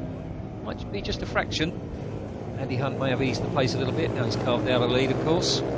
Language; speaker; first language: English; native; English